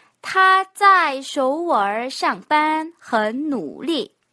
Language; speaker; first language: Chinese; non-native, fluent; Korean